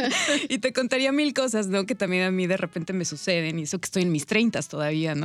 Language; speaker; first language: Spanish; native; Spanish